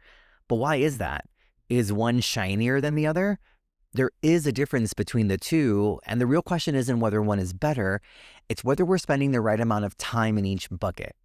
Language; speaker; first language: English; native; English